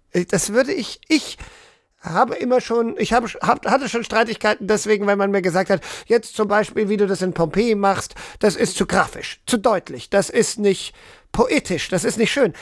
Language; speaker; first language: German; native; German